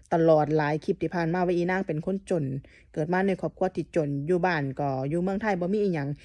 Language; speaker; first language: Thai; native; Thai